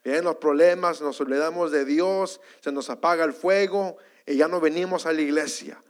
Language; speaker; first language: Spanish; early bilingual, heritage; Spanish